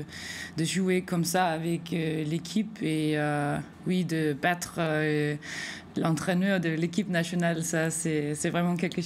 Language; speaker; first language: French; non-native, fluent; Danish